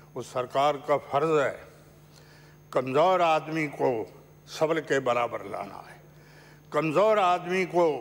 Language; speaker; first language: Hindi; native; Hindi